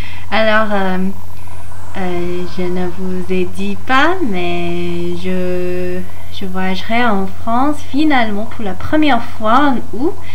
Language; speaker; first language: French; non-native, learner; English